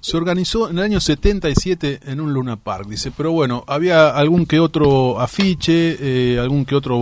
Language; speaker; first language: Spanish; native; Spanish